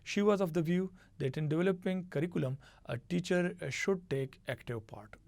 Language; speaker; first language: English; non-native, local second language; Urdu